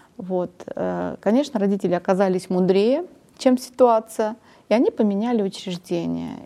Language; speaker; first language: Russian; non-native, local second language; Armenian